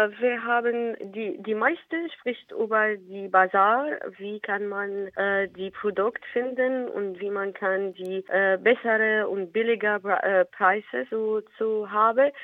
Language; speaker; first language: German; non-native, learner; Arabic